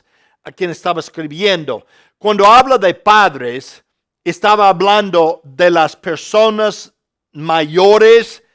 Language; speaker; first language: Spanish; non-native, fluent; English